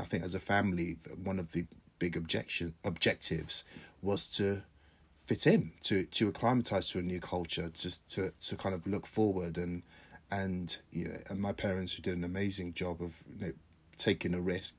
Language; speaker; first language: English; native; English